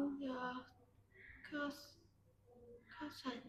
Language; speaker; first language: English; non-native, learner; Vietnamese